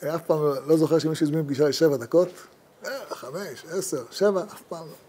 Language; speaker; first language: Hebrew; native; Hebrew